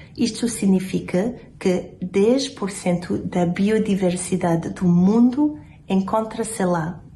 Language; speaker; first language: Portuguese; non-native, fluent; English